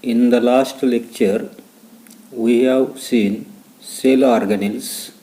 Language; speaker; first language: English; non-native, local second language; Marathi